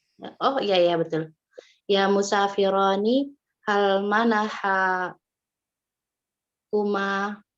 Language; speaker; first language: Arabic; non-native, learner; Indonesian